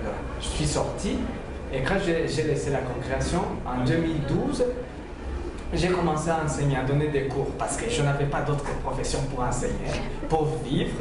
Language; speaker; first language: French; non-native, local second language; Rundi